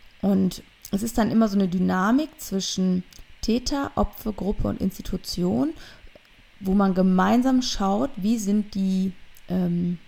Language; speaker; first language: German; native; German